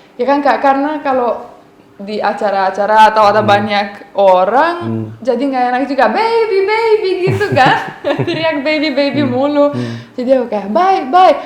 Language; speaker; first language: Indonesian; non-native, fluent; Romanian